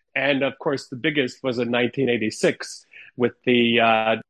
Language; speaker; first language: English; non-native, fluent; Ukrainian